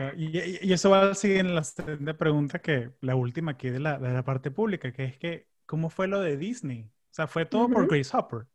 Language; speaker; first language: Spanish; early bilingual, heritage; Spanish